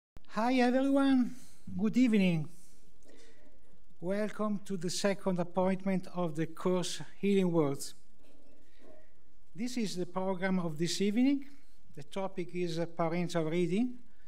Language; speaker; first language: English; non-native, fluent; Italian